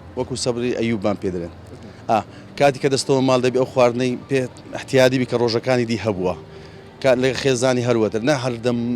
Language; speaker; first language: Central Kurdish; native; Central Kurdish